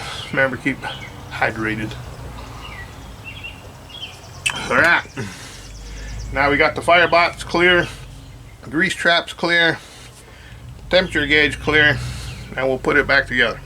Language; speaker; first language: English; native; English